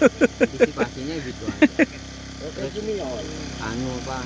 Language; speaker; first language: Indonesian; non-native, local second language; Madurese